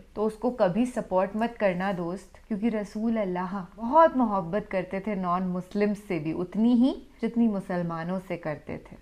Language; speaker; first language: Hindi; native; Hindi